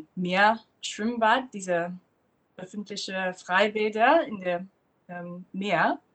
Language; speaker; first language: German; non-native, fluent; English